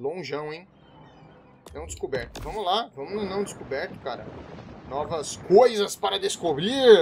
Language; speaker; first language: Portuguese; native; Portuguese